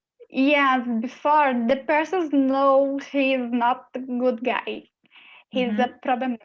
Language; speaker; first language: English; non-native, learner; Portuguese